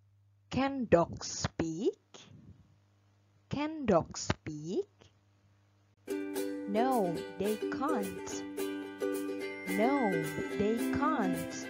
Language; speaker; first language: English; non-native, fluent; Indonesian